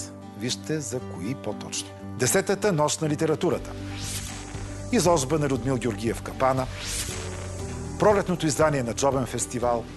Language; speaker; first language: Bulgarian; native; Bulgarian